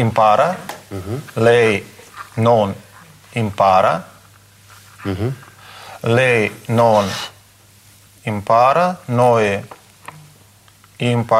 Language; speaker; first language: Italian; non-native, learner; Russian